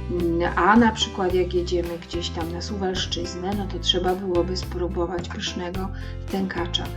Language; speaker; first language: Polish; native; Polish